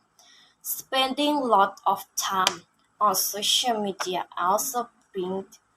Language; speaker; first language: English; non-native, learner; Thai